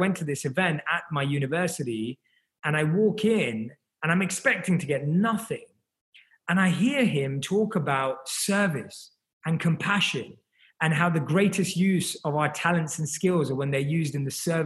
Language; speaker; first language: English; native; English